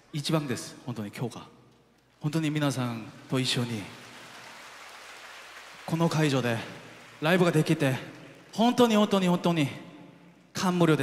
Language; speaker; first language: Japanese; non-native, fluent; Korean